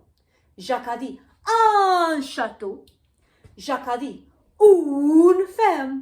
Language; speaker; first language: French; non-native, fluent; English